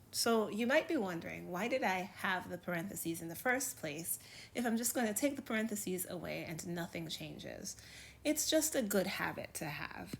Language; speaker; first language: English; native; English